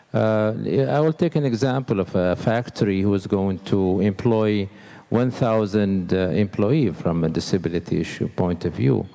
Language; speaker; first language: English; non-native, fluent; Arabic